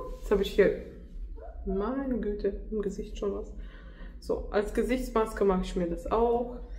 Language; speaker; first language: German; non-native, fluent; Russian